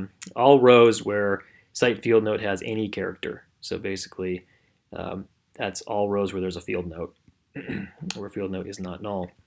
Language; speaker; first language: English; native; English